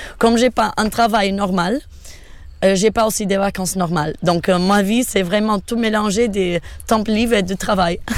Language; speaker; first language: French; non-native, fluent; Portuguese